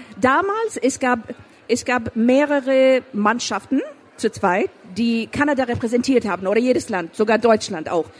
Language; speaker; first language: German; non-native, fluent; Persian